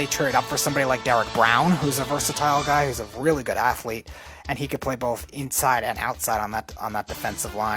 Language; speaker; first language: English; native; English